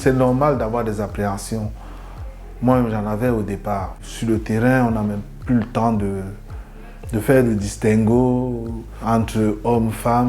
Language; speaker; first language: French; native; French